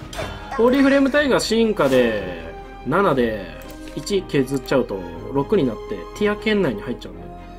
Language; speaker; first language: Japanese; native; Japanese